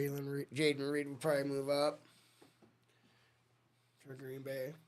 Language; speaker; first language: English; native; English